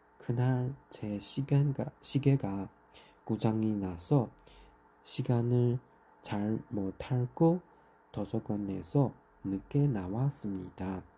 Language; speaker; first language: Korean; non-native, learner; Chinese